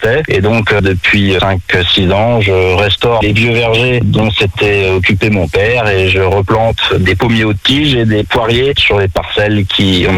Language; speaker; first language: French; native; French